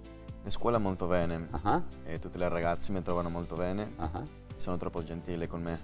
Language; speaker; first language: Italian; non-native, learner; Spanish